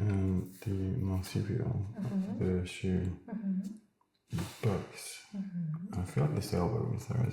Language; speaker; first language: English; native; English